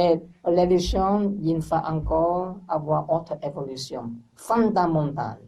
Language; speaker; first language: French; non-native, learner; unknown